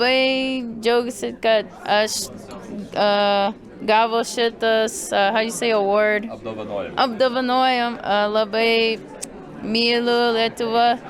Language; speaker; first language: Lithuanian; early bilingual, heritage; Lithuanian